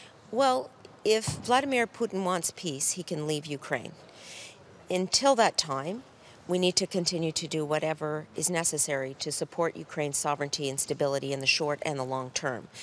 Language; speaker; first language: English; native; English